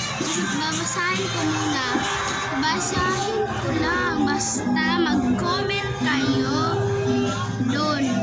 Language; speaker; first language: Filipino; non-native, local second language; Cebuano